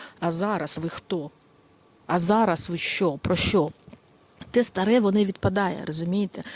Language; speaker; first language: Ukrainian; non-native, local second language; Russian